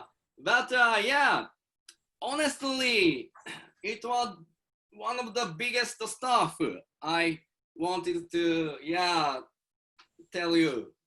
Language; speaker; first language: English; non-native, learner; Japanese